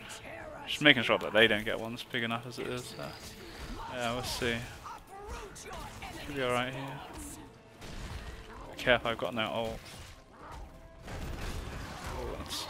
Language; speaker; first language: English; native; English